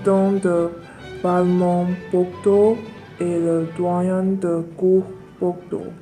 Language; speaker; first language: French; non-native, learner; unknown